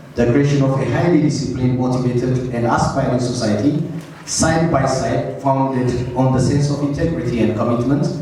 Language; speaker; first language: English; non-native, local second language; Amharic